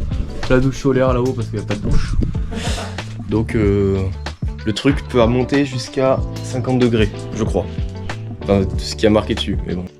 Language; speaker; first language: French; native; French